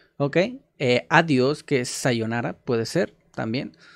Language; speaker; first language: Spanish; native; Spanish